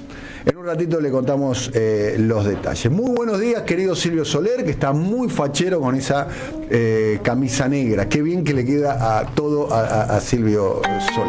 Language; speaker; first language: Spanish; native; Spanish